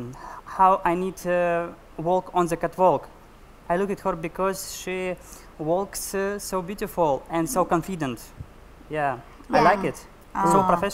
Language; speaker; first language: English; non-native, learner; Russian